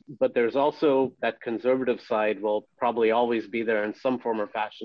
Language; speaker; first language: English; native; English